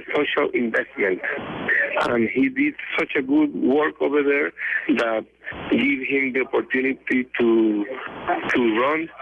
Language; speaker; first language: English; non-native, fluent; Spanish